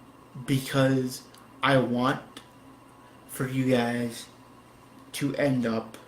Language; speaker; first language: English; native; English